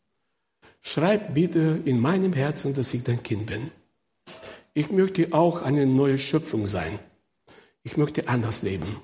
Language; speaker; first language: German; non-native, fluent; Russian